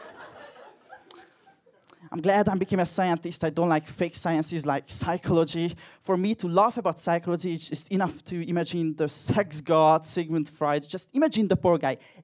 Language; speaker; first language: English; non-native, fluent; Hungarian